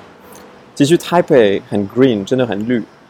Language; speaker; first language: Chinese; non-native, fluent; French